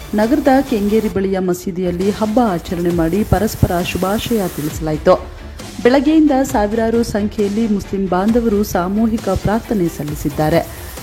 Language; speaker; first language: Kannada; native; Kannada